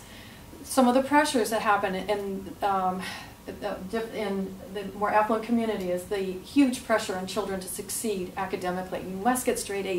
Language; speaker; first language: English; native; English